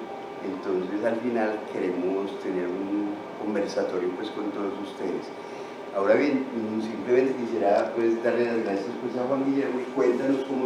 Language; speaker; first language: Spanish; native; Spanish